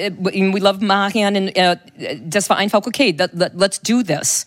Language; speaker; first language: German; non-native, fluent; English